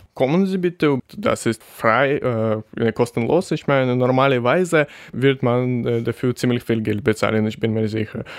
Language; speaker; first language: German; non-native, learner; Ukrainian